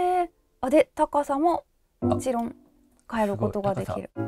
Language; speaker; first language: Japanese; native; Japanese